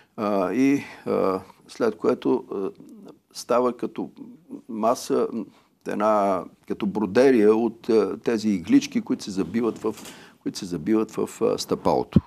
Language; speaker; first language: Bulgarian; native; Bulgarian